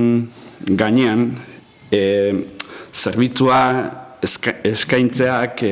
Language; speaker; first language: Basque; native; Basque